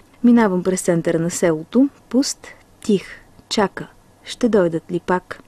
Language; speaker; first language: Bulgarian; native; Bulgarian